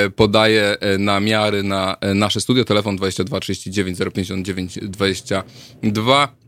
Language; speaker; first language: Polish; native; Polish